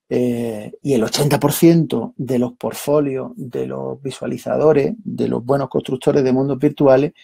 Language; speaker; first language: Spanish; native; Spanish